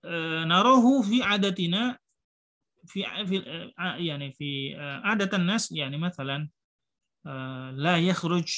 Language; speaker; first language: Arabic; non-native, fluent; Indonesian